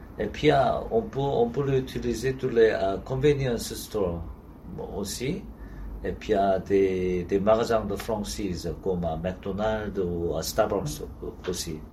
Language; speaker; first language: French; non-native, learner; Korean